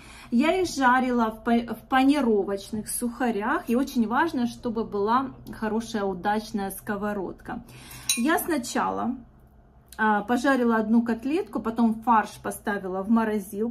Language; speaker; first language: Russian; native; Russian